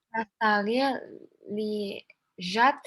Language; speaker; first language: Russian; non-native, learner; Indonesian